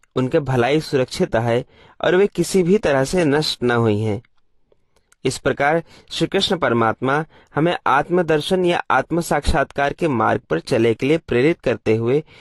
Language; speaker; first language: Hindi; native; Hindi